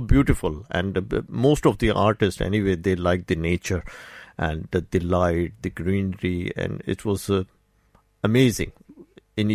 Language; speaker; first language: English; non-native, local second language; Urdu